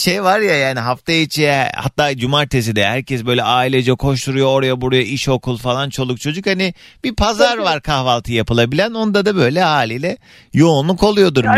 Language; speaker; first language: Turkish; native; Turkish